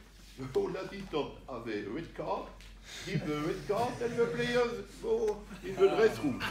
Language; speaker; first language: English; non-native, learner; French